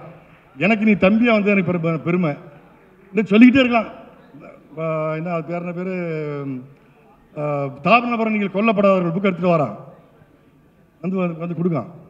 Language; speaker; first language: Tamil; native; Tamil